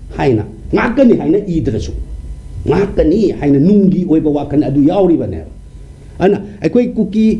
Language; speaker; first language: Manipuri; non-native, local second language; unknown